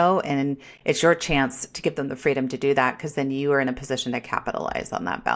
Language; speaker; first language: English; native; English